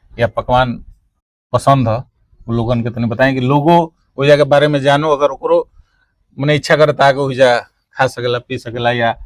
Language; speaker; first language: Bhojpuri; native; Bhojpuri